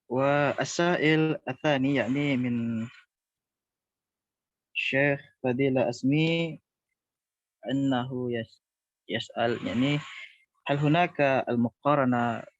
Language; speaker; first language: Arabic; non-native, learner; Indonesian